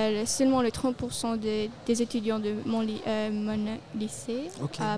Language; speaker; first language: French; non-native, local second language; Italian